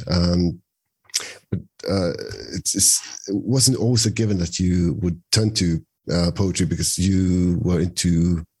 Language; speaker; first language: English; non-native, fluent; Norwegian